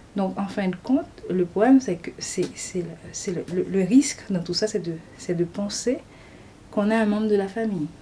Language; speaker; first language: French; non-native, local second language; Haitian Creole